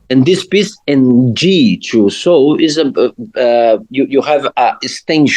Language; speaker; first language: English; non-native, learner; Portuguese